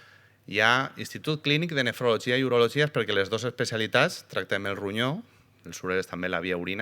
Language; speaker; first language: Catalan; native; Catalan